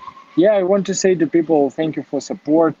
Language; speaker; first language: English; non-native, learner; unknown